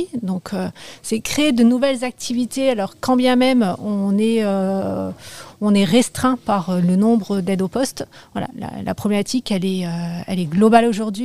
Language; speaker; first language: French; native; French